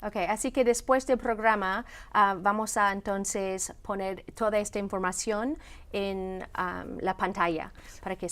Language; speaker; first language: Spanish; non-native, fluent; English